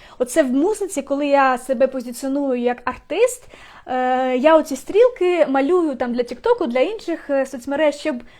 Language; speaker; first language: Ukrainian; non-native, local second language; Russian